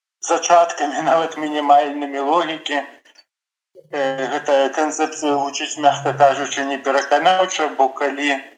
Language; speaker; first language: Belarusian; non-native, local second language; Russian